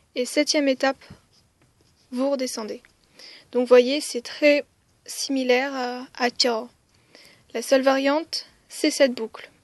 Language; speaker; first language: French; early bilingual, other home language; Khmer